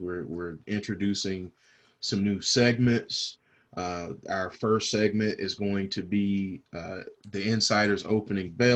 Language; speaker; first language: English; native; English